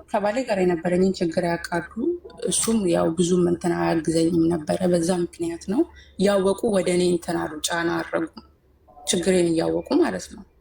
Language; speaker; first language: Amharic; native; Amharic